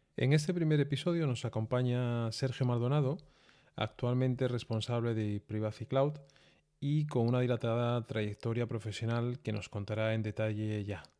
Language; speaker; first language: Spanish; native; Spanish